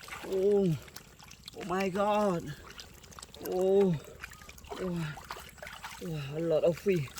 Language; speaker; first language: English; non-native, learner; Vietnamese